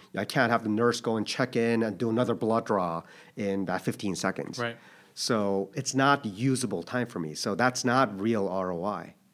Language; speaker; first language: English; early bilingual, other home language; Korean